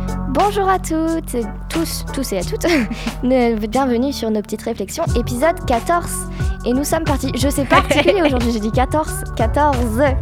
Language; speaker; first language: French; native; French